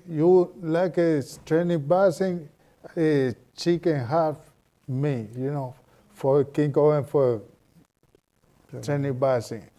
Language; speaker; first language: English; non-native, learner; Spanish